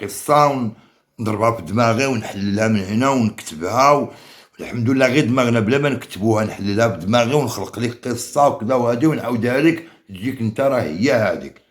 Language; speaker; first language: Arabic; native; Arabic